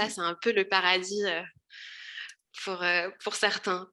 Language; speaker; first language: French; native; French